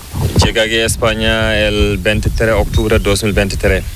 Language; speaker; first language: Spanish; non-native, learner; Fula